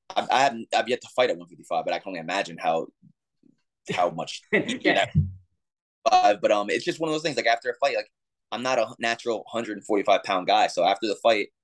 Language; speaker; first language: English; native; English